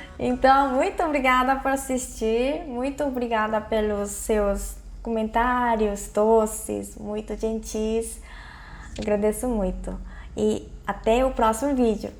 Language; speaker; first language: Portuguese; non-native, fluent; Korean